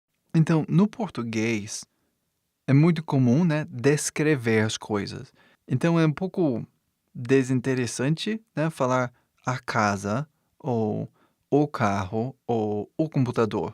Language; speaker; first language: Portuguese; non-native, fluent; English